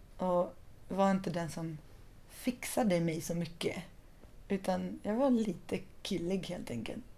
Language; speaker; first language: Swedish; early bilingual, other home language; Persian